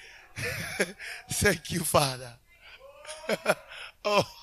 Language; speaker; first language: English; non-native, local second language; Akan